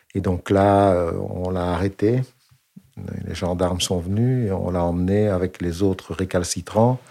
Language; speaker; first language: French; native; French